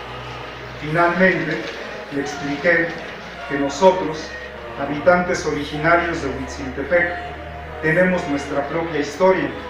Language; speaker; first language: Spanish; native; Spanish